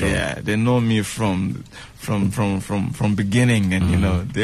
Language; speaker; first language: English; non-native, fluent; Tsonga